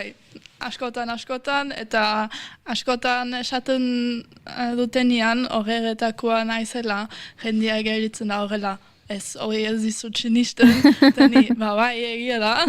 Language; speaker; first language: Basque; non-native, fluent; German